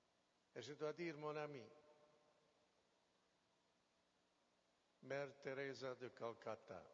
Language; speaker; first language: French; non-native, fluent; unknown